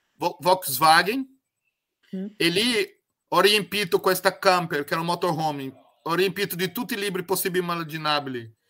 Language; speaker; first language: Italian; non-native, fluent; Portuguese